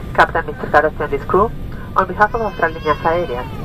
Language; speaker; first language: English; non-native, fluent; Spanish